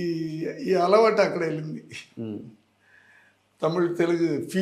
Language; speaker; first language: Telugu; non-native, learner; Tamil